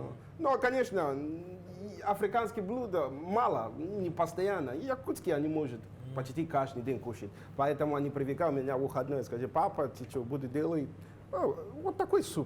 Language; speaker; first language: Russian; non-native, learner; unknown